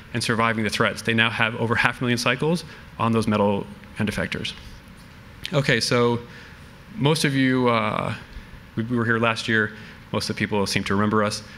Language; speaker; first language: English; native; English